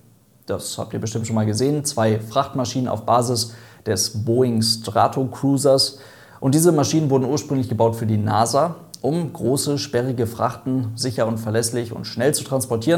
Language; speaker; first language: German; native; German